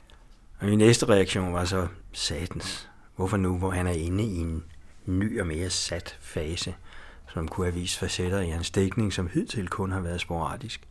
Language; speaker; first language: Danish; native; Danish